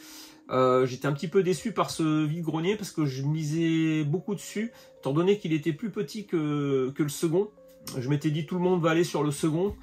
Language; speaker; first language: French; native; French